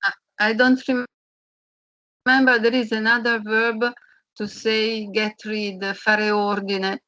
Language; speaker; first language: English; non-native, learner; Italian